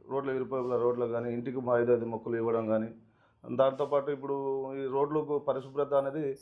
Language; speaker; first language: Telugu; non-native, local second language; Lambadi